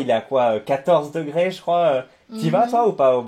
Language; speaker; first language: French; native; French